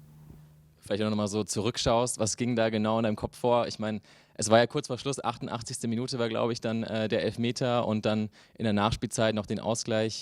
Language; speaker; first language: German; native; German